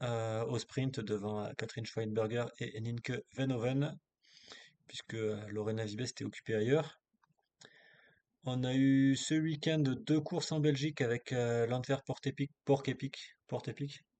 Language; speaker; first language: French; native; French